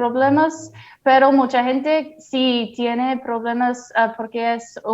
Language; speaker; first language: Spanish; non-native, fluent; English